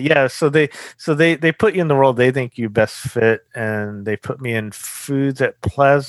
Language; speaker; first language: English; native; English